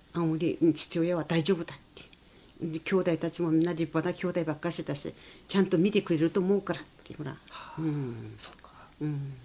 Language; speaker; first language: Japanese; native; Japanese